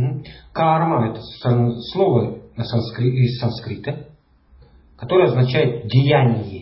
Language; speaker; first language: Russian; native; Russian